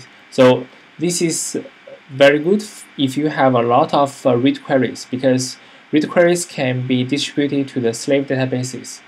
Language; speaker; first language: English; non-native, fluent; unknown